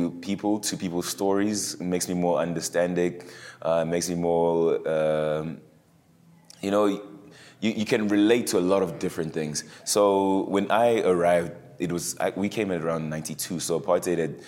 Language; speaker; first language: English; early bilingual, other home language; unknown